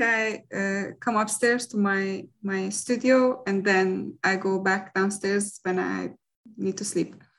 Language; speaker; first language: English; non-native, fluent; Turkish